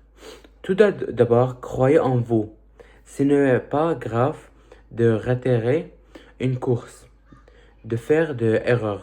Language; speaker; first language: French; early bilingual, other home language; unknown